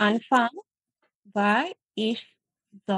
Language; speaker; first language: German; non-native, learner; Bangla